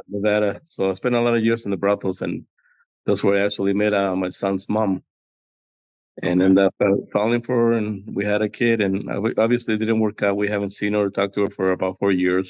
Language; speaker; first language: English; non-native, fluent; Spanish